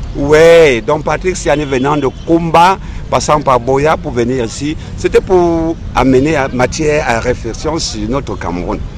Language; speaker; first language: French; non-native, local second language; English